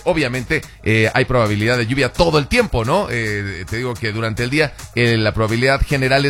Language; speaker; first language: Spanish; native; Spanish